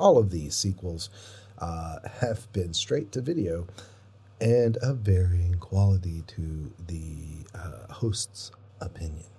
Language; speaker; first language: English; native; English